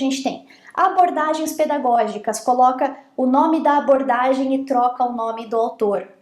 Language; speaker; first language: Portuguese; native; Portuguese